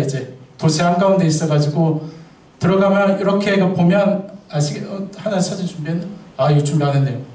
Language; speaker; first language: Korean; native; Korean